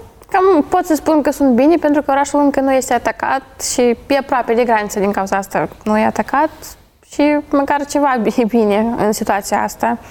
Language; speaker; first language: Romanian; non-native, fluent; Ukrainian